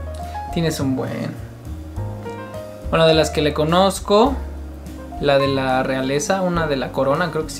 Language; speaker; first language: Spanish; native; Spanish